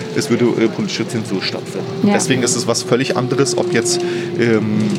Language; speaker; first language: German; native; German